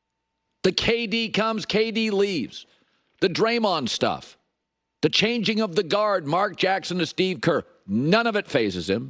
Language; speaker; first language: English; native; English